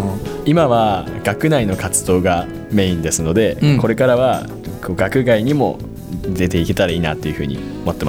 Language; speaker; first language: Japanese; native; Japanese